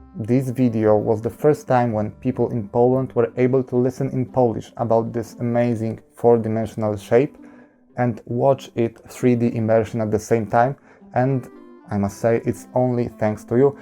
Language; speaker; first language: English; non-native, fluent; Polish